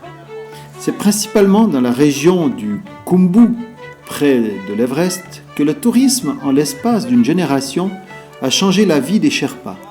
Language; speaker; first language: French; native; French